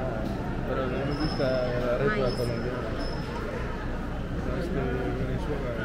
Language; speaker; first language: Spanish; non-native, learner; English